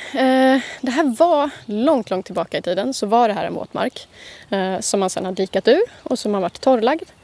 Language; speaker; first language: Swedish; native; Swedish